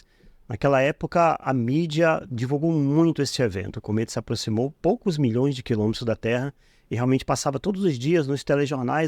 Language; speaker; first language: Portuguese; native; Portuguese